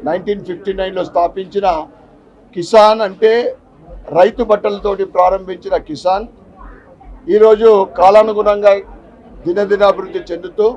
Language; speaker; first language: Telugu; native; Telugu